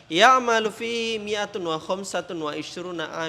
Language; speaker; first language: Arabic; non-native, fluent; Indonesian